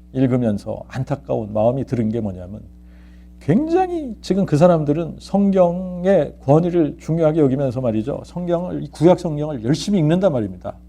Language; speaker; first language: Korean; native; Korean